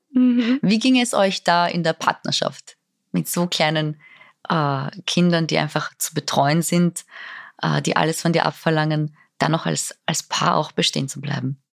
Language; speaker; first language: German; native; German